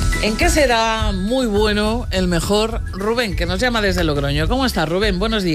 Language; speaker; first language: Spanish; native; Spanish